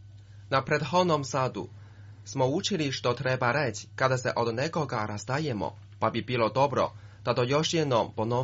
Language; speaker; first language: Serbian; non-native, fluent; Chinese